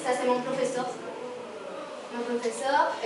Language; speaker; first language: French; non-native, learner; Spanish